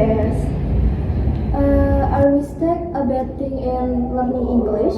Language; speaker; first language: English; non-native, learner; Indonesian